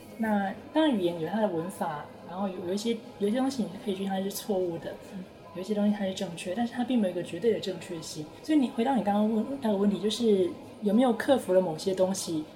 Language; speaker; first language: Chinese; native; Chinese